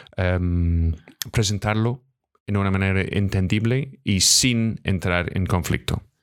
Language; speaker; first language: Spanish; non-native, fluent; English